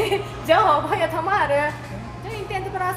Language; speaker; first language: Spanish; non-native, learner; Japanese